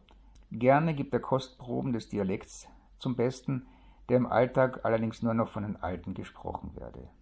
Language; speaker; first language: German; native; German